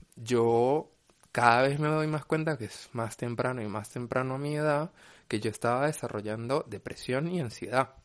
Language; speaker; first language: Spanish; native; Spanish